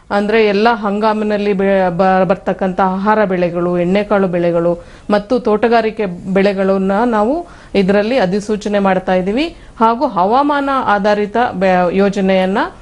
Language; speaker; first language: Kannada; native; Kannada